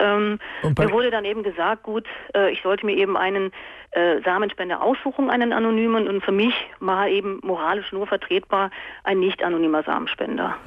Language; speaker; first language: German; native; German